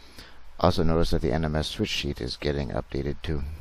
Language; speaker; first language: English; native; English